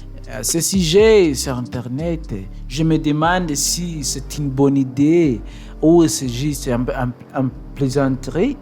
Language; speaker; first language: French; non-native, learner; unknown